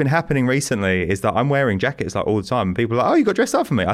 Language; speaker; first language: English; native; English